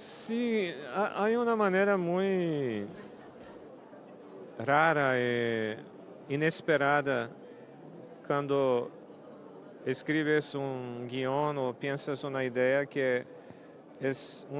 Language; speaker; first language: Spanish; non-native, fluent; Portuguese